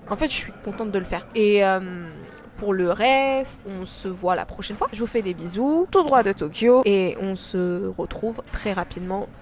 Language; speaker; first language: French; native; French